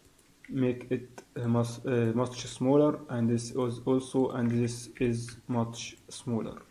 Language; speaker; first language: English; non-native, fluent; Arabic